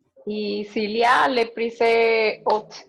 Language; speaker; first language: French; non-native, learner; Spanish